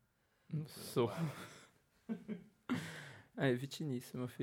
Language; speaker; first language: Italian; non-native, learner; Portuguese